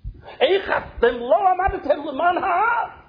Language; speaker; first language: Hebrew; non-native, fluent; English